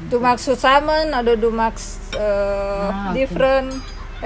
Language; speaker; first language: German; non-native, learner; Indonesian